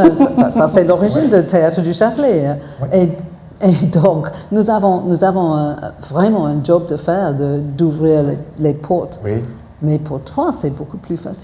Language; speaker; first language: French; non-native, fluent; English